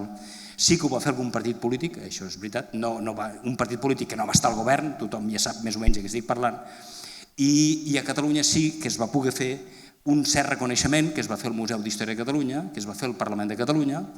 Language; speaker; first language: Catalan; native; Catalan